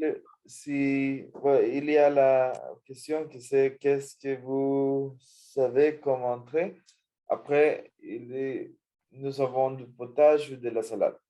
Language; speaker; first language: French; non-native, learner; Spanish